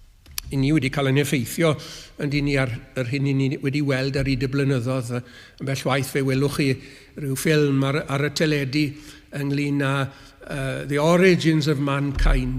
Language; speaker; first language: Welsh; native; Welsh